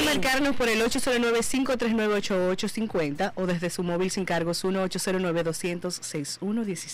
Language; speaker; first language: Spanish; native; Spanish